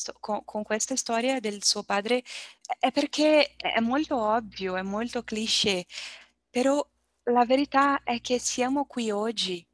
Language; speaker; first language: Italian; non-native, learner; Portuguese